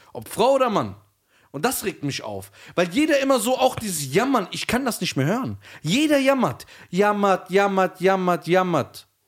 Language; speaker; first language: German; early bilingual, other home language; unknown